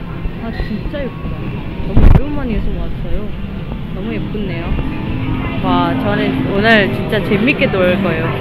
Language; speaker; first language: Korean; non-native, learner; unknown